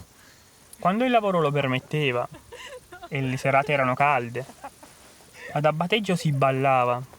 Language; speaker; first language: Italian; native; Italian